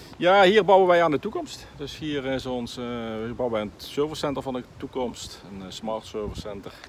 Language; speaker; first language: Dutch; native; Dutch